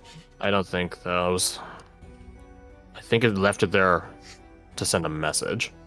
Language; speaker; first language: English; native; English